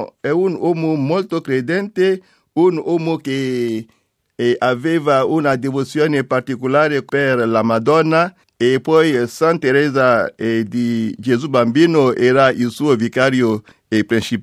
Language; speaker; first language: Italian; non-native, learner; French